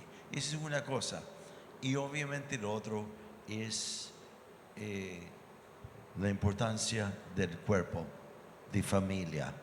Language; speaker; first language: Spanish; non-native, fluent; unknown